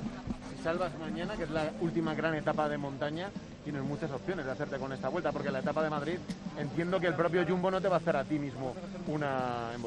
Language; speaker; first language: Spanish; native; Spanish